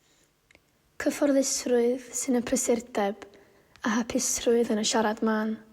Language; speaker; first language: Welsh; native; Welsh